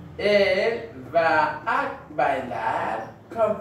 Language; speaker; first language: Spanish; non-native, learner; Haitian Creole